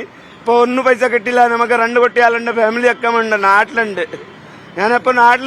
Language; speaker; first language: Malayalam; non-native, learner; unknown